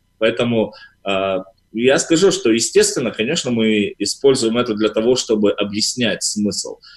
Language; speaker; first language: Russian; native; Russian